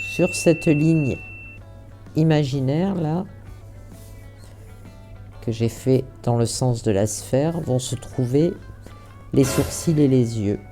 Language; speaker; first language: French; native; French